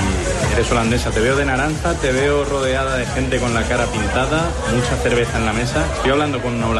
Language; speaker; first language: Spanish; native; Spanish